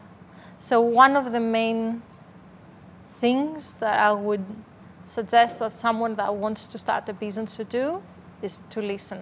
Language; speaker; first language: English; non-native, fluent; Greek